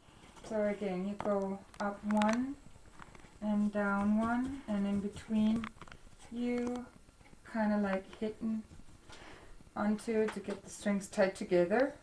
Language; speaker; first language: English; non-native, fluent; German